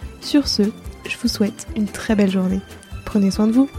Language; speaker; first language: French; native; French